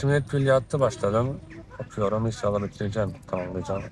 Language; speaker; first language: Turkish; non-native, learner; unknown